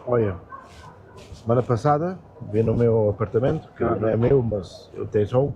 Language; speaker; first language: Portuguese; non-native, learner; German